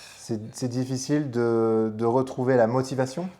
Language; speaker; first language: French; native; French